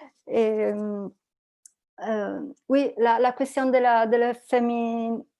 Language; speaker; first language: French; non-native, learner; Italian